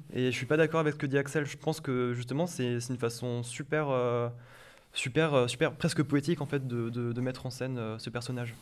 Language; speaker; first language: French; native; French